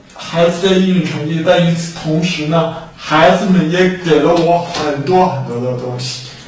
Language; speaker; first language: Chinese; native; Chinese